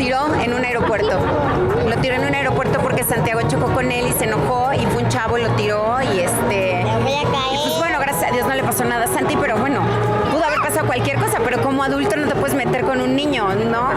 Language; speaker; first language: Spanish; native; Spanish